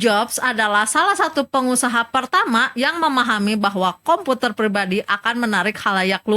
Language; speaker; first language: Indonesian; native; Indonesian